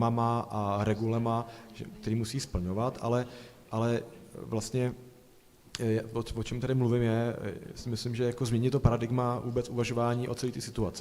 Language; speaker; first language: Czech; native; Czech